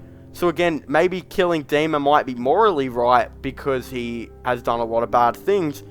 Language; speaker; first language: English; native; English